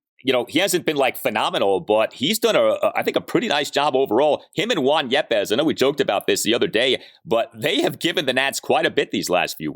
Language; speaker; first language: English; native; English